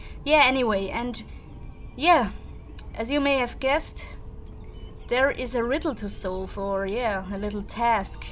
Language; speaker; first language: English; non-native, fluent; German